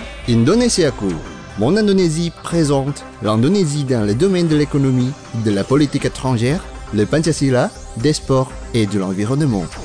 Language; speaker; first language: French; non-native, fluent; Indonesian